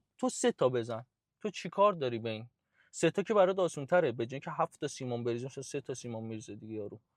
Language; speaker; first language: Persian; native; Persian